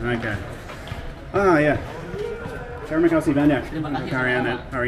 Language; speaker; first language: Indonesian; non-native, learner; English